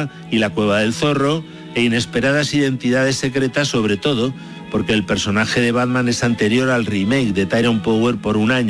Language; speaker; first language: Spanish; native; Spanish